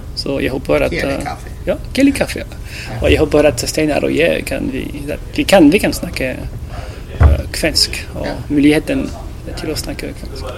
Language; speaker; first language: Norwegian; non-native, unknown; French